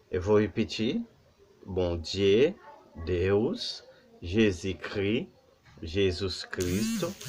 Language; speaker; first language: Portuguese; non-native, learner; Haitian Creole